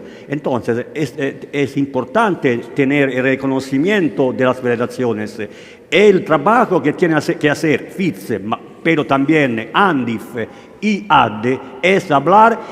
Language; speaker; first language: Spanish; non-native, learner; Italian